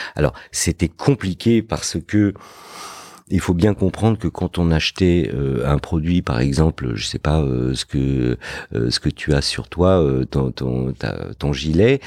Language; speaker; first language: French; early bilingual, other home language; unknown